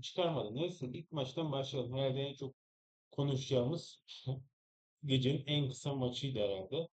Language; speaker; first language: Turkish; native; Turkish